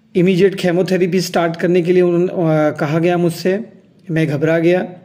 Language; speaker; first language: Hindi; non-native, local second language; Urdu